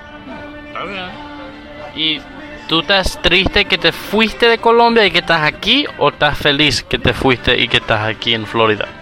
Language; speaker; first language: Spanish; early bilingual, heritage; Spanish